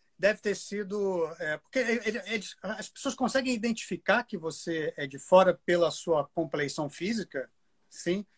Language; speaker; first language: Portuguese; native; Portuguese